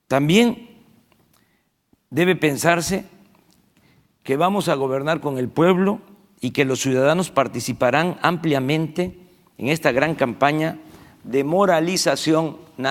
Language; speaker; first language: Spanish; native; Spanish